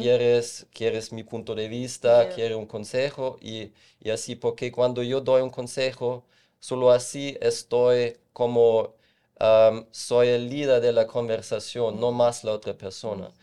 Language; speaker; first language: Spanish; non-native, fluent; German